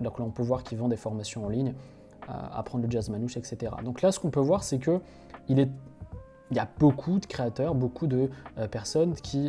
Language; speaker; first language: French; native; French